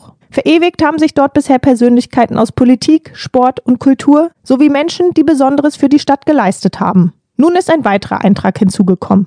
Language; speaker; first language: German; native; German